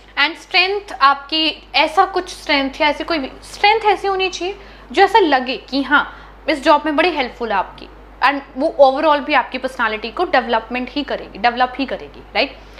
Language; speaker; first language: Hindi; native; Hindi